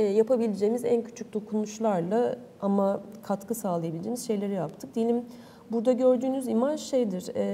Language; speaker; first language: Turkish; native; Turkish